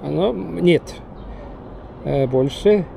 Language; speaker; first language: Russian; non-native, learner; Estonian